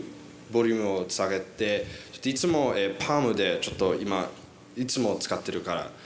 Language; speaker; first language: Japanese; non-native, learner; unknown